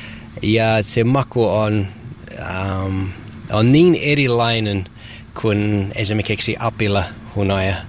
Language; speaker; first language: Finnish; non-native, learner; English